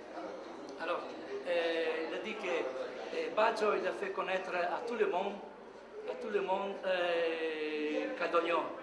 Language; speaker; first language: French; non-native, learner; Italian